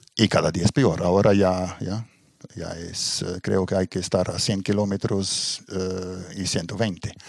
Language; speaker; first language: Spanish; non-native, fluent; Dutch